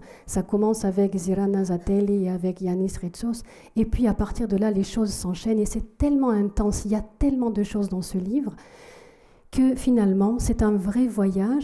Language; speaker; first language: French; native; French